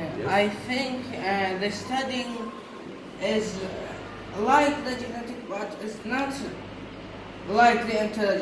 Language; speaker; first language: English; non-native, learner; Arabic